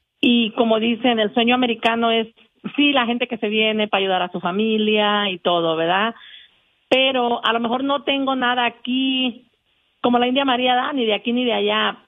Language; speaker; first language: Spanish; native; Spanish